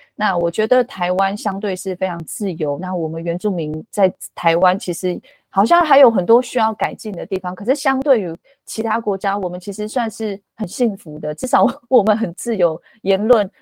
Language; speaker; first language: Chinese; non-native, local second language; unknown